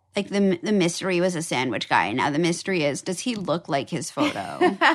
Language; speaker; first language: English; native; English